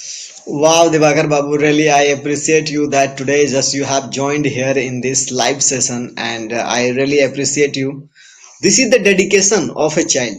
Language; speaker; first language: English; non-native, fluent; Hindi